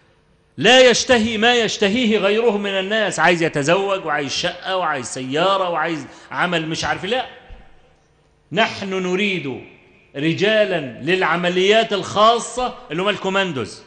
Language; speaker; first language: Arabic; native; Arabic